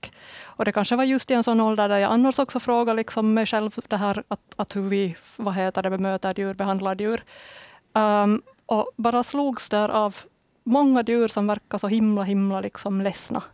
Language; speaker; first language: Swedish; native; Swedish